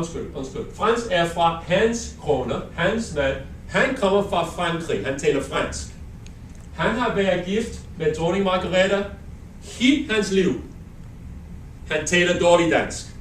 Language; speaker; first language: Danish; non-native, learner; English